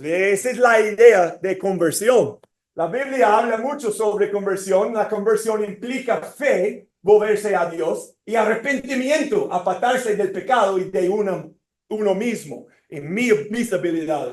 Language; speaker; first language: Spanish; non-native, fluent; English